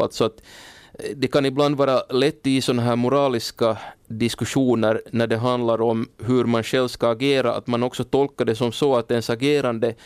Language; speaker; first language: Swedish; native; Swedish